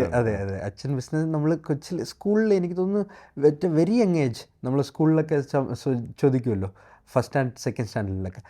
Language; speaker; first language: Malayalam; non-native, local second language; Tamil